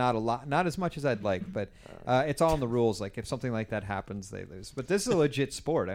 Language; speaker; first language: English; native; English